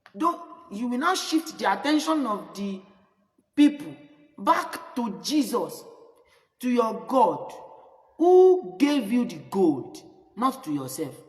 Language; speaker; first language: English; non-native, local second language; Yoruba